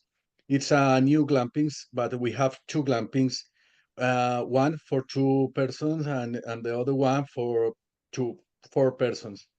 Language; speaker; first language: English; non-native, learner; Spanish